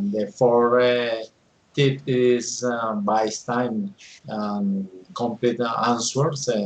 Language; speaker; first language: English; non-native, learner; Spanish